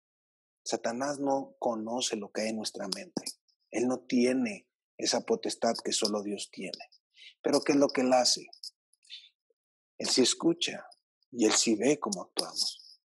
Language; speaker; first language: Spanish; native; Spanish